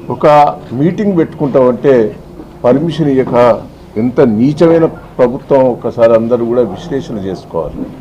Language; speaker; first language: Telugu; native; Telugu